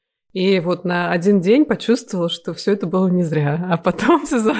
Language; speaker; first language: Russian; native; Russian